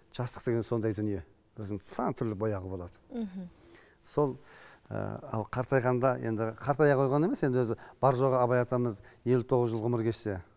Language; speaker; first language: Kazakh; native; Kazakh